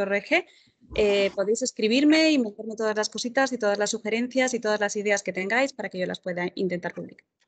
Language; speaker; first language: Spanish; native; Spanish